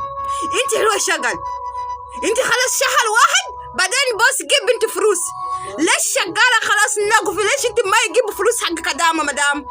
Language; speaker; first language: Arabic; non-native, learner; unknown